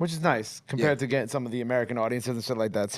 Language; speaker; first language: English; native; English